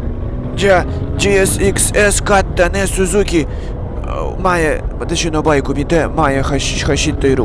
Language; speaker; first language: Japanese; non-native, learner; Russian